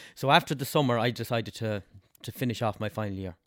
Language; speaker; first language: English; native; English